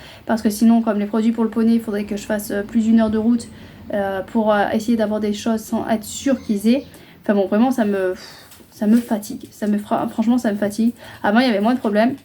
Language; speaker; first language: French; native; French